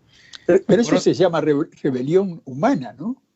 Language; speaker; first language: Spanish; native; Spanish